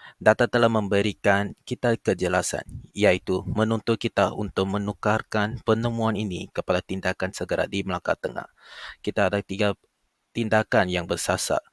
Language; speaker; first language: Malay; non-native, local second language; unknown